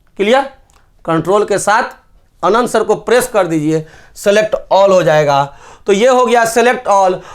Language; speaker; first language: Hindi; native; Hindi